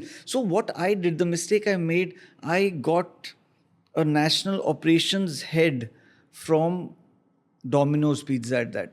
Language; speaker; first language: English; non-native, local second language; Hindi